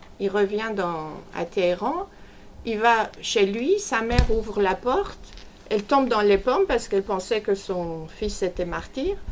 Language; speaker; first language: French; non-native, fluent; Persian